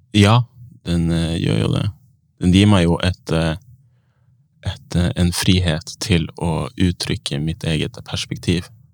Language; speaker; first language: Norwegian; native; Norwegian